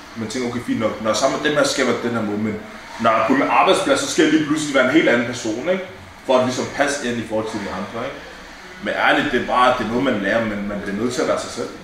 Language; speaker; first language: Danish; early bilingual, other home language; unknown